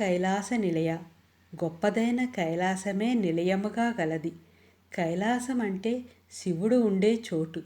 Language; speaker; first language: Telugu; native; Telugu